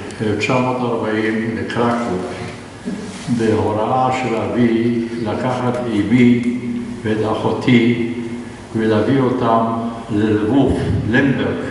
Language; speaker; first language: Hebrew; non-native, fluent; Polish